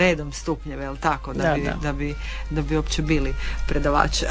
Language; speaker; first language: Serbian; native; Serbian